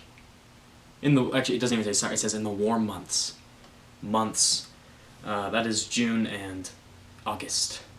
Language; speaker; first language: English; native; English